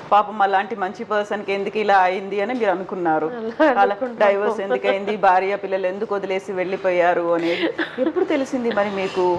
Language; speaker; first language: Telugu; native; Telugu